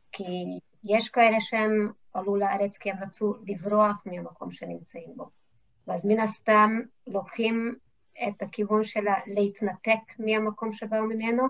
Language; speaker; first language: Hebrew; non-native, fluent; Hungarian